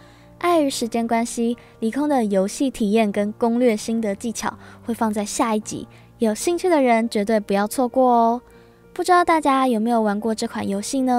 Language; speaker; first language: Chinese; native; Chinese